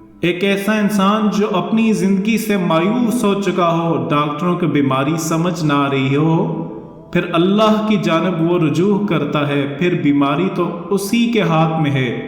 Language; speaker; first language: Urdu; non-native, local second language; Northern Hindko